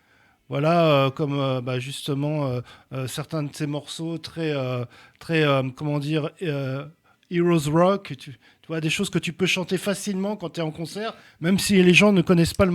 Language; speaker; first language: French; native; French